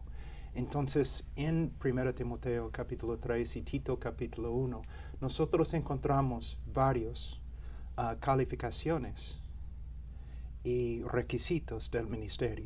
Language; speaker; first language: Spanish; non-native, fluent; English